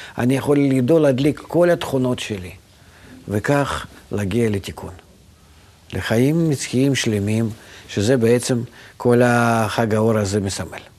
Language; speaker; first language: Hebrew; non-native, fluent; Russian